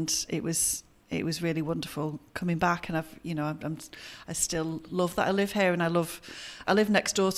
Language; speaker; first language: English; native; English